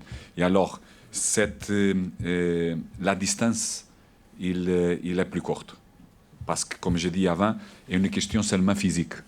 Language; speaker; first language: French; non-native, learner; Portuguese